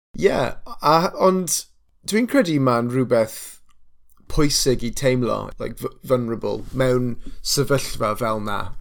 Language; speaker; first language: Welsh; non-native, local second language; English